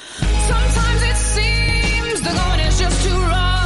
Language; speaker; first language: English; native; English